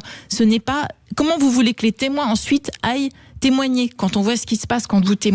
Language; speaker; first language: French; native; French